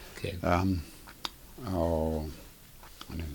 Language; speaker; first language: Hebrew; non-native, fluent; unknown